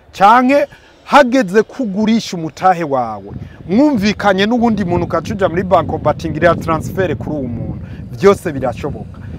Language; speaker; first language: Rundi; early bilingual, heritage; Rundi